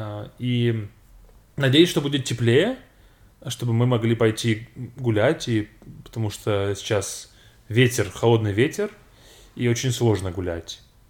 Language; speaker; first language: Russian; non-native, fluent; English